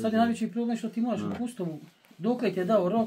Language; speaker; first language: Bosnian; native; Bosnian